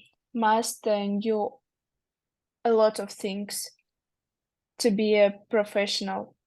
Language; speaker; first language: English; non-native, learner; Russian